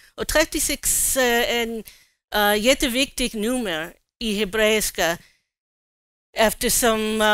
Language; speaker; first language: Swedish; non-native, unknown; English